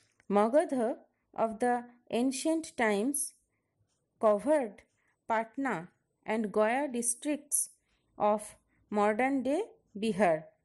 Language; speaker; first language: English; non-native, local second language; Bangla